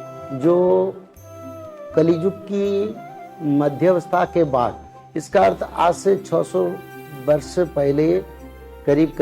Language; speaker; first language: Hindi; non-native, local second language; Odia